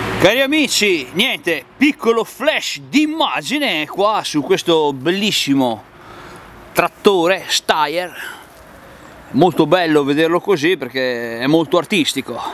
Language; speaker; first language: Italian; native; Italian